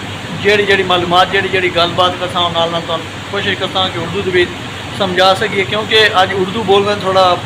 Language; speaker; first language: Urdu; non-native, local second language; Punjabi